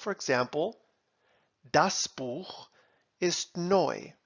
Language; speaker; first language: German; non-native, fluent; English